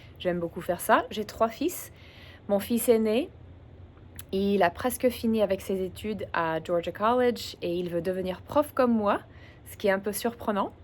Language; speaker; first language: French; early bilingual, other home language; English